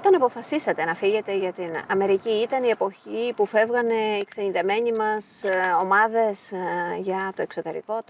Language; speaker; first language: Greek; native; Greek